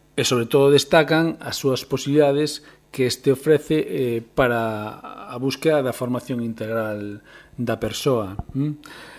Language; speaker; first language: Galician; native; Galician